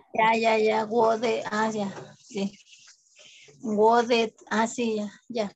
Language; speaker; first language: Spanish; native; Spanish